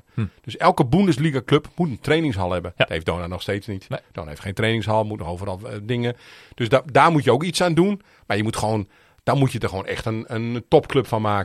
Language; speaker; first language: Dutch; native; Dutch